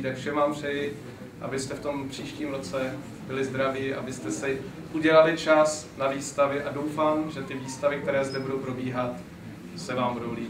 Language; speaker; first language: Czech; native; Czech